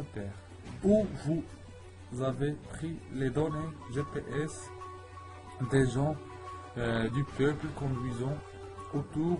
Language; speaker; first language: French; non-native, learner; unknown